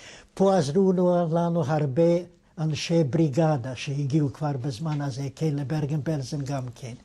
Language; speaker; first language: Hebrew; non-native, fluent; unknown